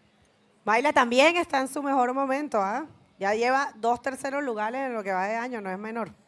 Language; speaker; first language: Spanish; native; Spanish